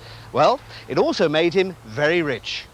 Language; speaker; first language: English; native; English